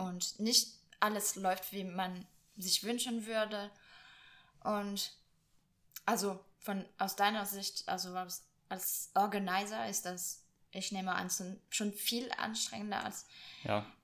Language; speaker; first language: German; non-native, fluent; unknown